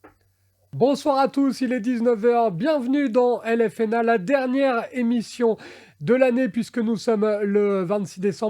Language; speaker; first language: French; native; French